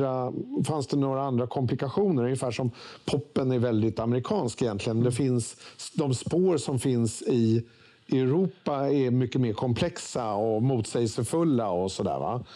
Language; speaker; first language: Swedish; native; Swedish